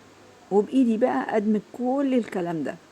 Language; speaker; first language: Arabic; native; Arabic